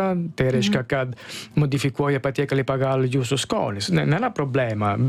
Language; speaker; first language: Lithuanian; non-native, learner; Italian